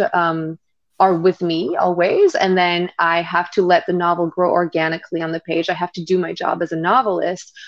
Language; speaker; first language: English; non-native, fluent; French